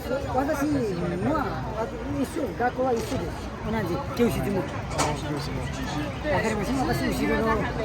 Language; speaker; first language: Japanese; non-native, learner; Nepali